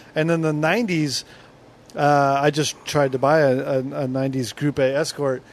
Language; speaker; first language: English; native; English